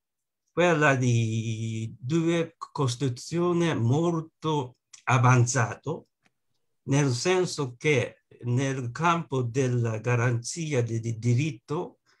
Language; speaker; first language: Italian; non-native, learner; Japanese